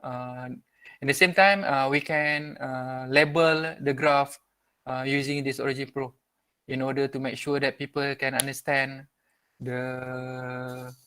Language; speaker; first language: English; non-native, local second language; Malay